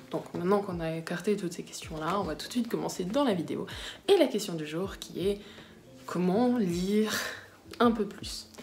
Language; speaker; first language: French; early bilingual, other home language; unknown